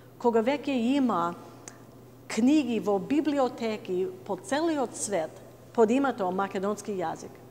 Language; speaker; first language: Macedonian; non-native, fluent; English